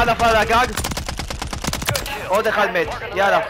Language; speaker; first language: Hebrew; native; Hebrew